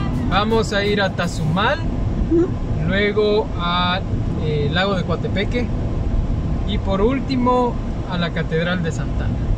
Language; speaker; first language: Spanish; native; Spanish